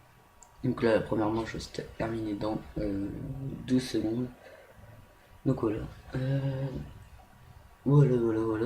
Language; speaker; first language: French; native; French